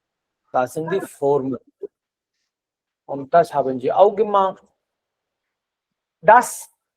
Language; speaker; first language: German; non-native, fluent; Hindi